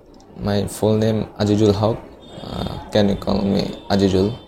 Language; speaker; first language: English; non-native, learner; Bangla